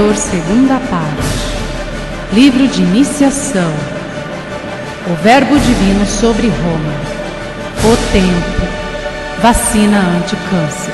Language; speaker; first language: Portuguese; native; Portuguese